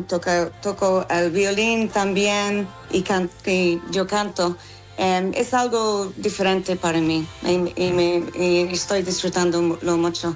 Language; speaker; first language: Spanish; non-native, fluent; English